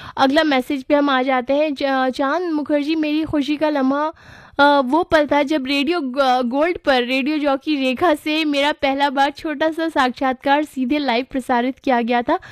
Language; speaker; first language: Hindi; native; Hindi